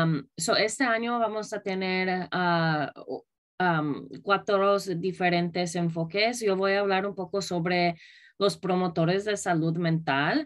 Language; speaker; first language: Spanish; early bilingual, other home language; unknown